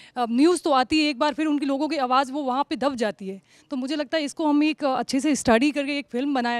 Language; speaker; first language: Hindi; native; Hindi